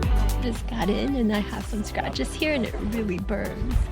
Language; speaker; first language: English; native; English